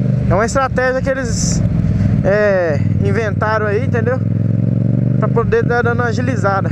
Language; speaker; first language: Portuguese; native; Portuguese